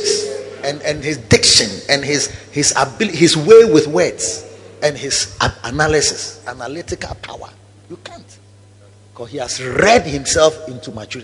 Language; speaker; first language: English; non-native, local second language; Akan